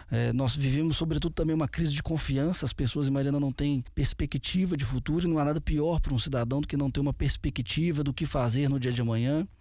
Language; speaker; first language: Portuguese; native; Portuguese